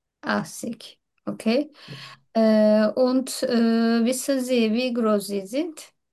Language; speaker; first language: German; non-native, learner; Turkish